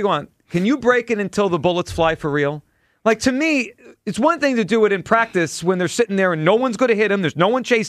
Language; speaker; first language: English; native; English